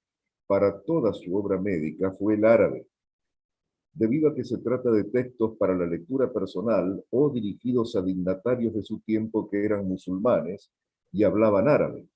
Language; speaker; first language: Spanish; native; Spanish